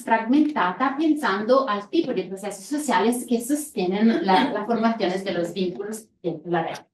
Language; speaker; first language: Spanish; non-native, fluent; Italian